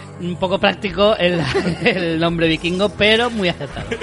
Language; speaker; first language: Spanish; native; Spanish